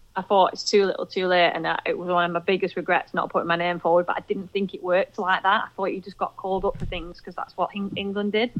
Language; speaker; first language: English; native; English